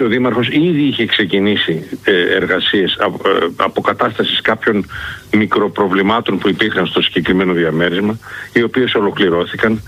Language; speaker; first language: Greek; native; Greek